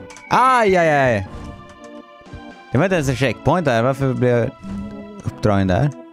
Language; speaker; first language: Swedish; native; Swedish